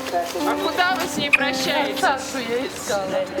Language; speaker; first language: Russian; native; Russian